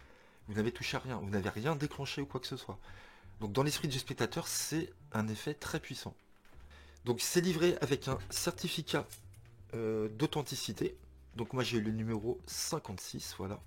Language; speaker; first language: French; native; French